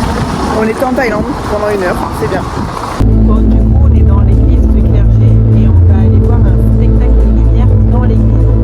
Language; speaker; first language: French; native; French